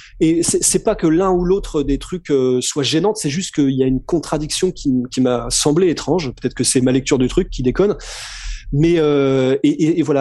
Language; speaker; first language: French; native; French